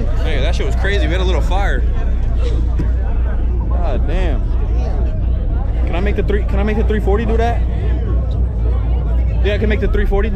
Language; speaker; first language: English; native; English